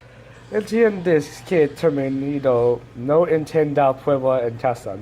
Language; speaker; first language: Spanish; non-native, learner; English